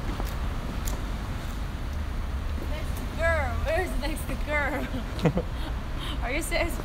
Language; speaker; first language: English; non-native, fluent; Korean